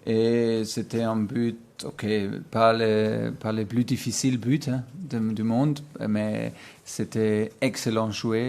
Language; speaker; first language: French; non-native, fluent; German